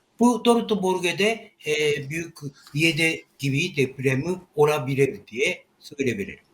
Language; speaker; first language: Turkish; non-native, learner; Japanese